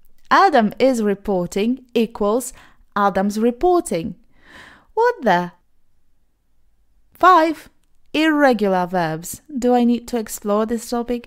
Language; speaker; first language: English; non-native, fluent; Polish